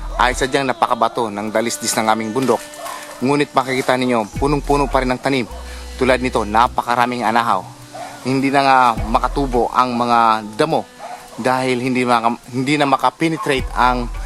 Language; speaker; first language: Filipino; non-native, local second language; Bikol